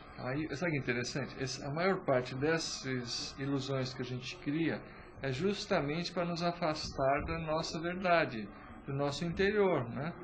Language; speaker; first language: Portuguese; native; Portuguese